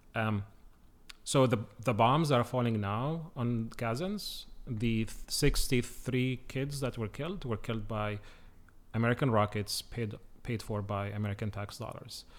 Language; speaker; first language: English; non-native, fluent; Arabic